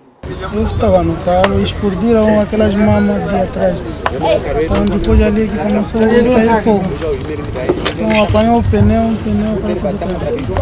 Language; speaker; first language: Portuguese; non-native, local second language; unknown